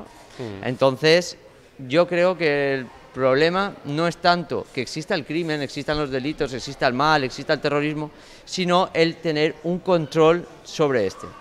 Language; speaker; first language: Spanish; native; Spanish